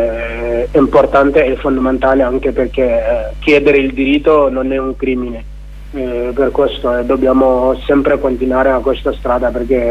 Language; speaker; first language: Italian; non-native, learner; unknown